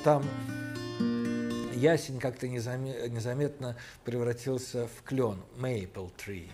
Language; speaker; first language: Russian; native; Russian